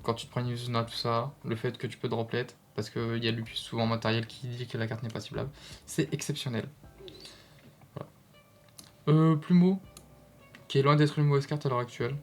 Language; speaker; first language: French; native; French